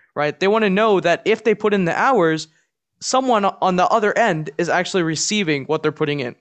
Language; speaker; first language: English; native; English